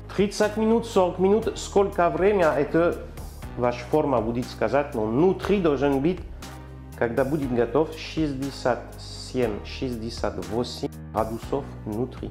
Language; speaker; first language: Russian; non-native, learner; French